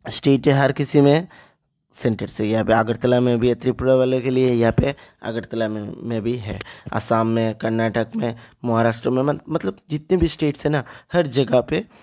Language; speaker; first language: Hindi; non-native, local second language; Bangla